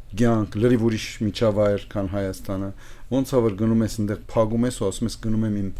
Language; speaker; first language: Armenian; early bilingual, heritage; Armenian